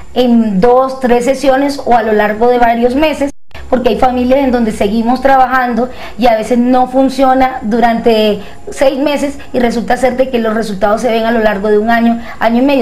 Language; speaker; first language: Spanish; native; Spanish